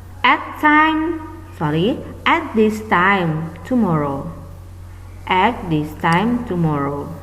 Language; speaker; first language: English; non-native, fluent; Indonesian